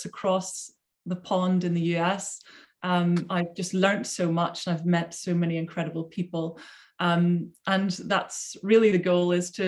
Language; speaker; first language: English; native; English